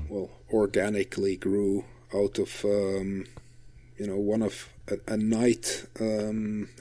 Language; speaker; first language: English; non-native, fluent; Dutch